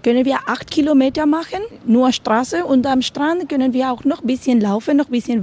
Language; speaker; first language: German; non-native, learner; Spanish